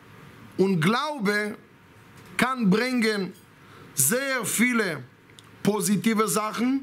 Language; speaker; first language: German; non-native, fluent; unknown